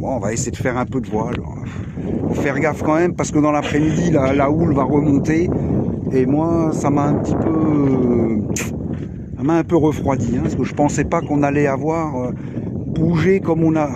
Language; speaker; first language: French; native; French